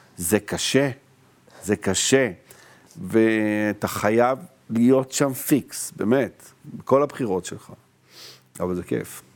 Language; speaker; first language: Hebrew; native; Hebrew